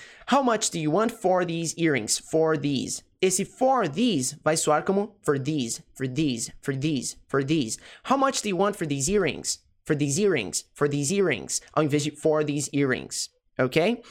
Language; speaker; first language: English; non-native, fluent; Portuguese